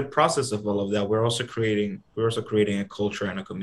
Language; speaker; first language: English; non-native, fluent; Spanish